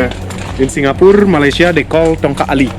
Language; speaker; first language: English; non-native, learner; Indonesian